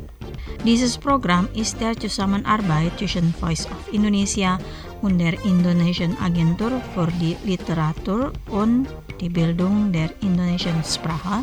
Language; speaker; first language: German; non-native, fluent; Indonesian